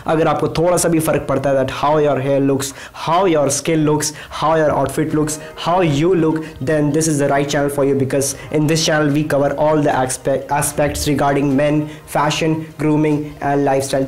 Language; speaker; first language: English; non-native, local second language; Hindi